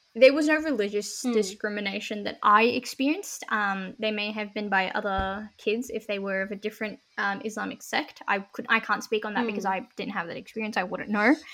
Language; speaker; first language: English; early bilingual, other home language; Hindi